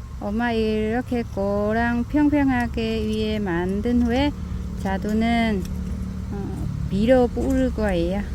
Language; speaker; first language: Korean; non-native, learner; Vietnamese